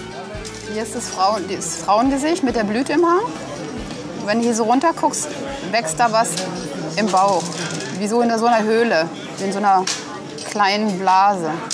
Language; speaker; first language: German; native; German